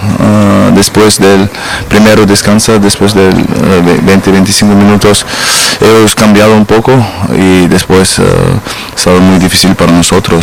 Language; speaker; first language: Spanish; non-native, learner; German